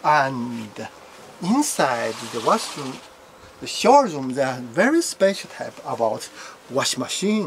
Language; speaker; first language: English; non-native, learner; Chinese